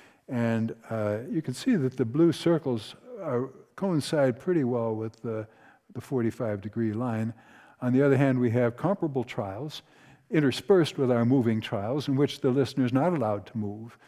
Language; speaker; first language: English; native; English